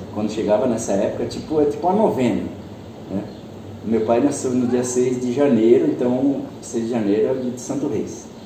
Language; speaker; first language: Portuguese; early bilingual, other home language; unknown